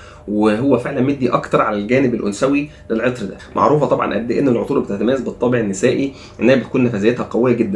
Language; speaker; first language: Arabic; native; Arabic